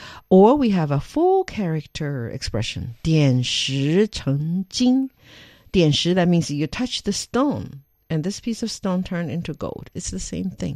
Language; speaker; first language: English; non-native, fluent; Chinese